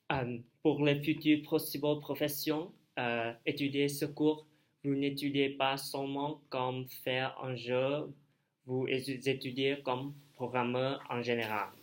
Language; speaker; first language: French; non-native, learner; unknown